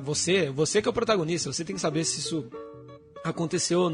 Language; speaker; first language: Portuguese; native; Portuguese